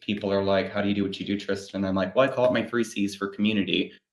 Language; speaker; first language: English; native; English